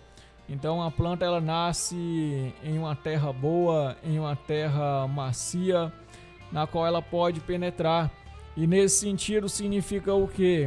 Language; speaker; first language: Portuguese; native; Portuguese